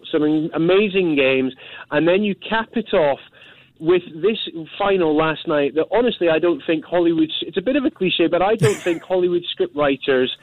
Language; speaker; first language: English; native; English